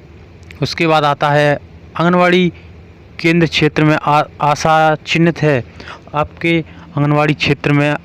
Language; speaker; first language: Hindi; native; Hindi